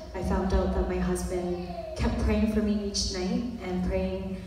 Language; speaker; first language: English; early bilingual, other home language; Vietnamese